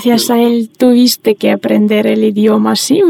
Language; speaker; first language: Spanish; non-native, fluent; Russian